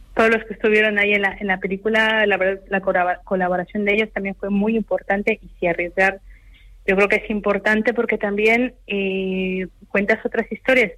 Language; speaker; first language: Spanish; native; Spanish